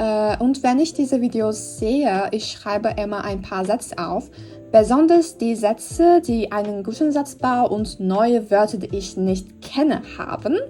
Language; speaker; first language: German; non-native, fluent; Turkish